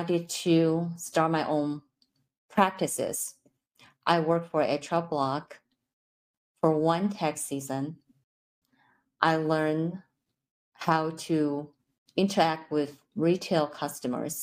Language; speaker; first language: English; non-native, fluent; Chinese